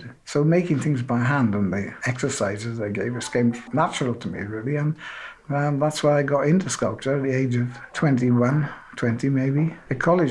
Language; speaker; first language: English; native; English